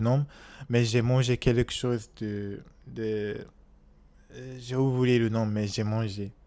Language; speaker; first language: French; non-native, learner; Japanese